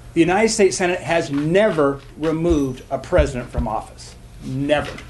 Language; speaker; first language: English; native; English